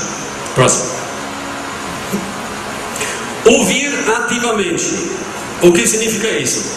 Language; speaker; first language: Portuguese; non-native, fluent; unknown